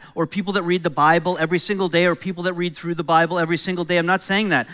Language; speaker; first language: English; native; English